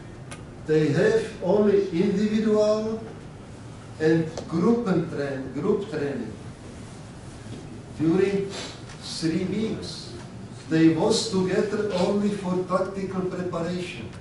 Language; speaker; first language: English; non-native, learner; Czech